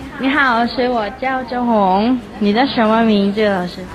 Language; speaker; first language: Chinese; non-native, learner; Thai